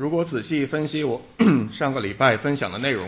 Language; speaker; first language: Chinese; non-native, local second language; Cantonese